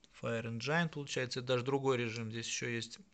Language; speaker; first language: Russian; native; Russian